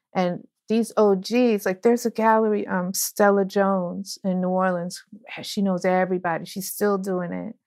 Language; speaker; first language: English; native; English